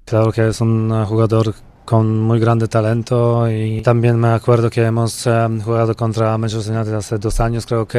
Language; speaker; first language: Spanish; non-native, fluent; Polish